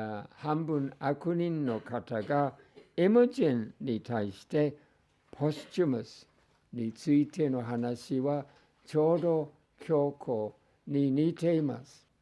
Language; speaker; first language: Japanese; non-native, fluent; English